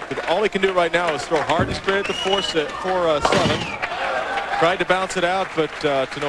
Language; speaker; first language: English; native; English